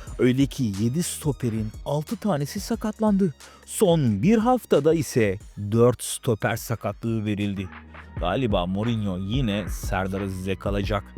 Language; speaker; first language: Turkish; native; Turkish